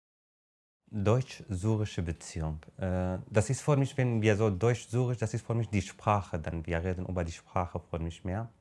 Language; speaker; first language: German; non-native, fluent; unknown